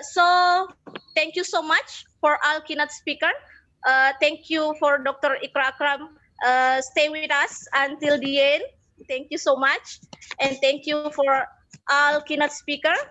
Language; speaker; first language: English; non-native, fluent; Indonesian